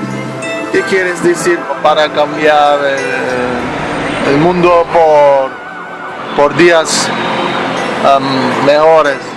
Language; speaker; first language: Spanish; non-native, learner; Turkish